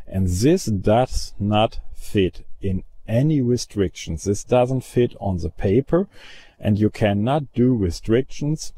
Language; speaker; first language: English; non-native, fluent; German